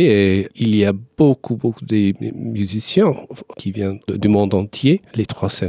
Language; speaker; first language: French; non-native, learner; English